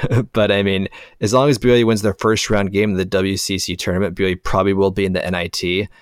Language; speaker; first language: English; native; English